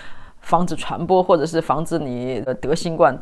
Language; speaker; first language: Chinese; native; Chinese